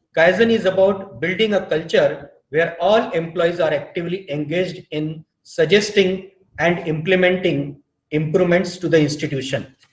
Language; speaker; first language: English; non-native, local second language; Marathi